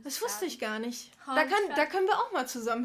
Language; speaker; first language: German; native; German